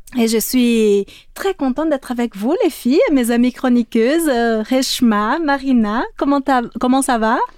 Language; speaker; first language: French; native; French